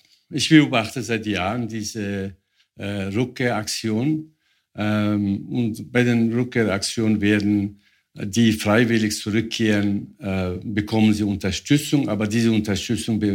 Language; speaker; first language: German; non-native, fluent; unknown